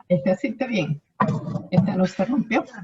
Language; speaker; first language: Spanish; native; Spanish